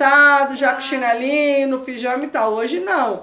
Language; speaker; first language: Portuguese; native; Portuguese